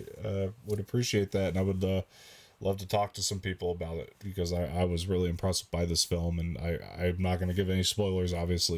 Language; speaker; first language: English; native; English